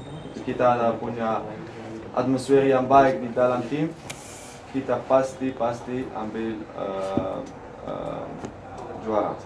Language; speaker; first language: Indonesian; non-native, learner; Dutch